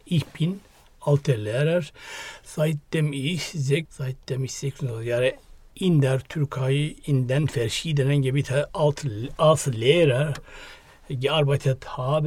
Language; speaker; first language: German; non-native, learner; Turkish